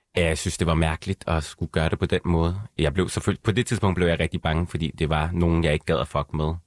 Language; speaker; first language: Danish; early bilingual, other home language; Arabic